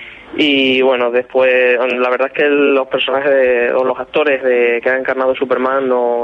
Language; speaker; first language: Spanish; native; Spanish